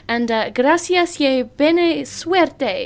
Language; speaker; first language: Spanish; non-native, learner; English